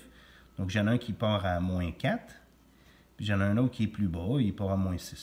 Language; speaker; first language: French; native; French